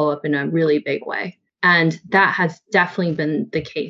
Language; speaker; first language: English; native; English